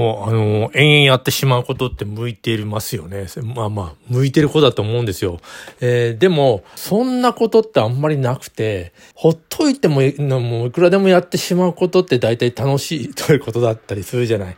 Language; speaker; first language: Japanese; native; Japanese